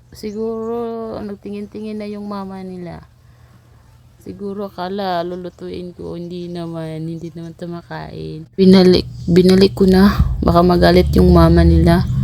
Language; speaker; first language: Filipino; non-native, local second language; Cebuano